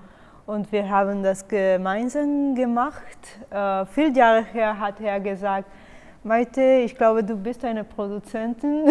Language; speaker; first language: German; non-native, learner; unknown